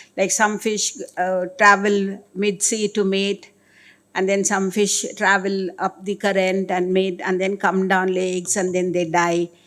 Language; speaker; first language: English; non-native, local second language; Kannada